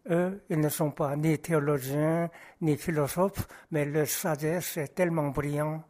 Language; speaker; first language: French; non-native, fluent; Korean